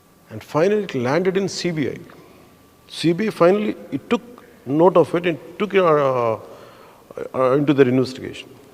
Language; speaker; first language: English; non-native, local second language; Telugu